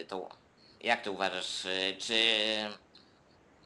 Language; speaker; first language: Polish; native; Polish